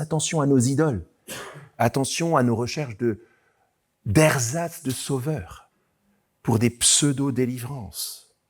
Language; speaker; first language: French; native; French